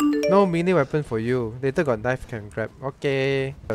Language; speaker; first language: English; non-native, local second language; Chinese